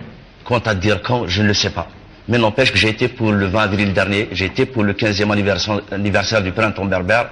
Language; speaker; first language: French; non-native, local second language; Kabyle